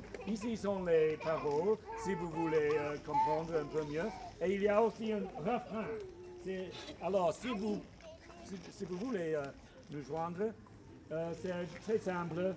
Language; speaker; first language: French; non-native, learner; English